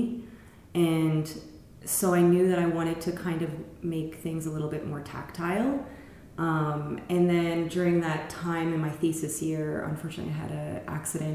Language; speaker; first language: English; native; English